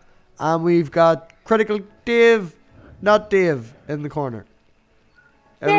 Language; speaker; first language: English; native; English